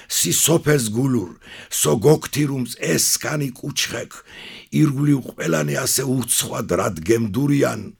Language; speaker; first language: Georgian; non-native, local second language; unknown